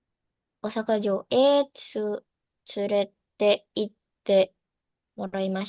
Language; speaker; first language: Japanese; non-native, learner; Indonesian